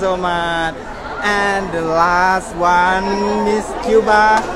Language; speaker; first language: English; non-native, learner; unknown